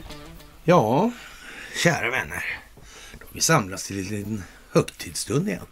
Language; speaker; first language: Swedish; native; Swedish